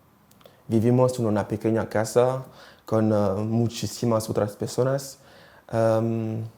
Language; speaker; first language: Spanish; non-native, learner; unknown